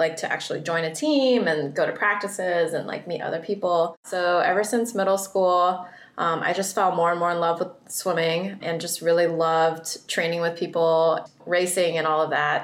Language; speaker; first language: English; early bilingual, other home language; Vietnamese